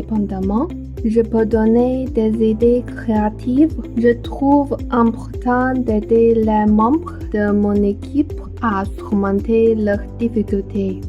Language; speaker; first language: French; non-native, learner; Chinese